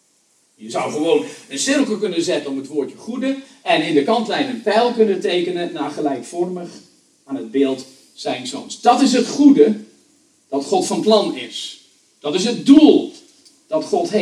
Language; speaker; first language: Dutch; native; Dutch